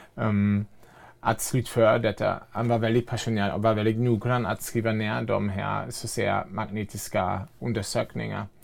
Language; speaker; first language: Swedish; non-native, fluent; German